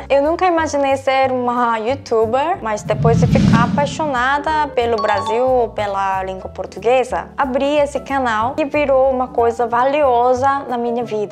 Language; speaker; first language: Portuguese; non-native, fluent; Korean